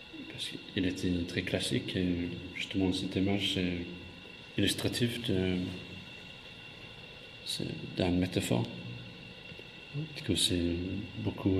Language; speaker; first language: French; non-native, fluent; English